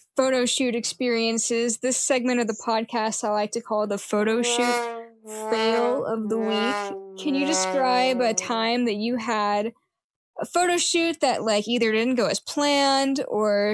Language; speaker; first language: English; native; English